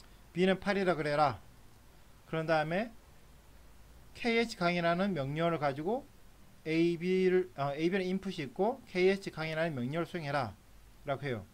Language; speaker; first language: Korean; native; Korean